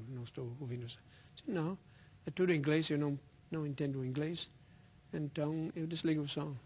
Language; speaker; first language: Portuguese; non-native, fluent; English